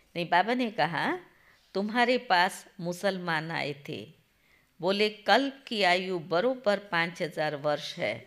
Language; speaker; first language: Hindi; non-native, local second language; Gujarati